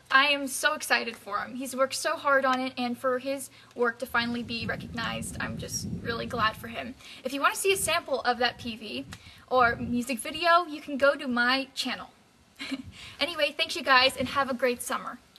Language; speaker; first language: English; native; English